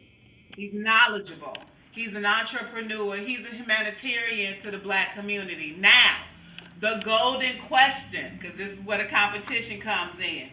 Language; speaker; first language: English; native; English